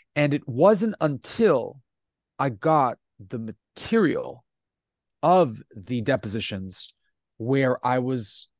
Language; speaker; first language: English; non-native, fluent; Italian